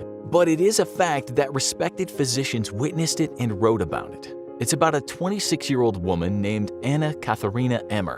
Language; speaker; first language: English; native; English